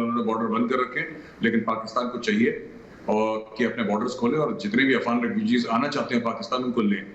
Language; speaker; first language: Hindi; native; Hindi